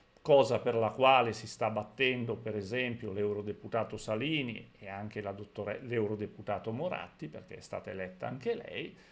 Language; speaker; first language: Italian; native; Italian